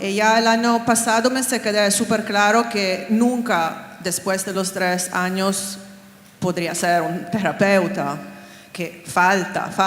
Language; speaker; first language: Spanish; non-native, fluent; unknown